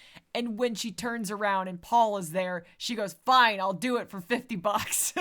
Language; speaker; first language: English; native; English